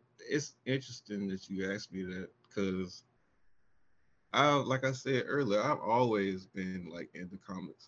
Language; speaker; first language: English; native; English